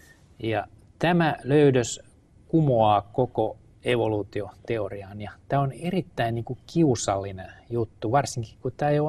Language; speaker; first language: Finnish; native; Finnish